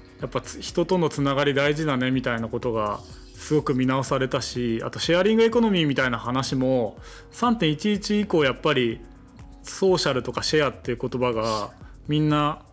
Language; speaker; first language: Japanese; native; Japanese